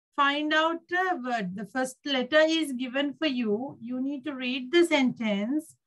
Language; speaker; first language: English; non-native, local second language; Sinhala